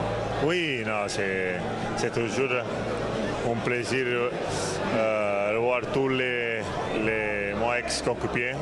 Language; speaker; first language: French; non-native, learner; Italian